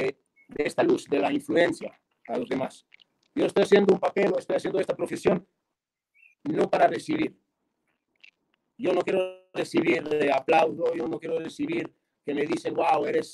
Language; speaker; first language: Spanish; non-native, fluent; Hebrew